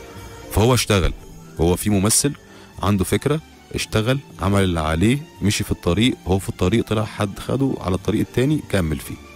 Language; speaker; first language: Arabic; native; Arabic